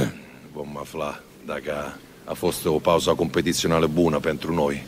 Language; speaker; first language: Romanian; non-native, fluent; Italian